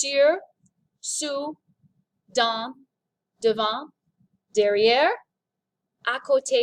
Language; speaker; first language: French; non-native, fluent; English